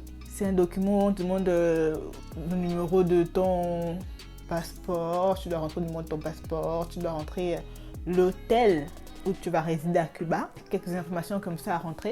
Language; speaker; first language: French; native; French